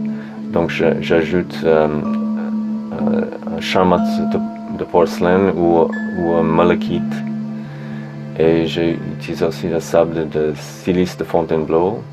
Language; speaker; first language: French; non-native, fluent; English